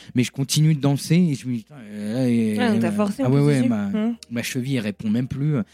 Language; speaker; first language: French; native; French